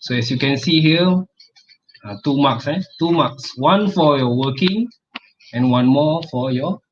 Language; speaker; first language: English; non-native, local second language; Malay